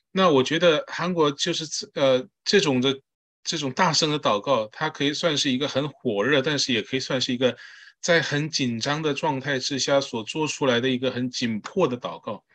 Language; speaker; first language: Chinese; early bilingual, heritage; Chinese